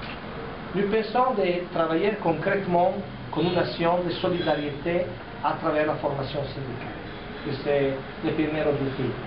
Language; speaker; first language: French; non-native, fluent; Italian